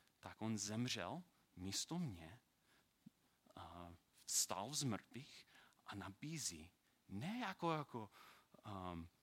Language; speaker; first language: Czech; non-native, learner; English